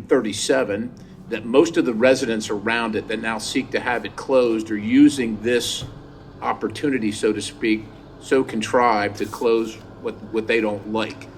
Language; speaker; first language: English; native; English